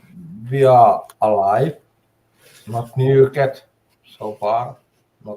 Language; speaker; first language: English; non-native, learner; Finnish